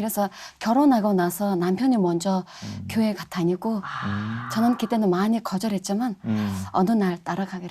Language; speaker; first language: Korean; non-native, fluent; Mongolian